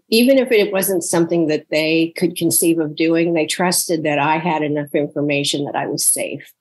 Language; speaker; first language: English; native; English